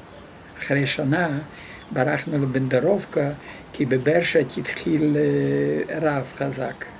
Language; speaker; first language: Hebrew; non-native, fluent; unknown